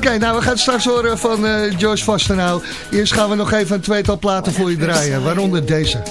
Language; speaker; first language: Dutch; native; Dutch